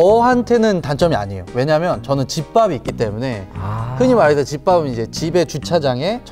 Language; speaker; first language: Korean; native; Korean